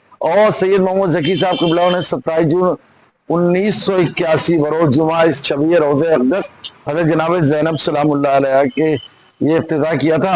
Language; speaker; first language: Urdu; native; Urdu